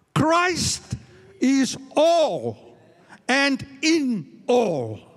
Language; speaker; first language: English; non-native, local second language; Afrikaans